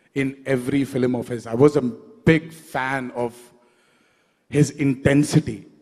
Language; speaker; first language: English; non-native, local second language; Telugu